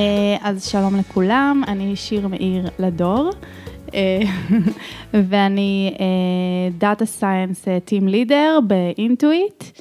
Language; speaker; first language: Hebrew; native; Hebrew